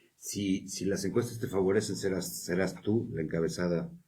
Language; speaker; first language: Spanish; native; Spanish